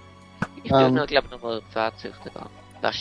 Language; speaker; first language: German; native; German